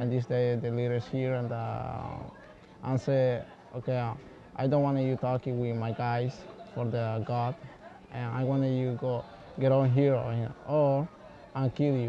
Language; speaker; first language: English; non-native, learner; Spanish